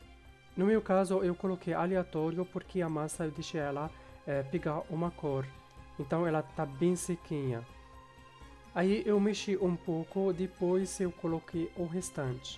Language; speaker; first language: Portuguese; non-native, fluent; Arabic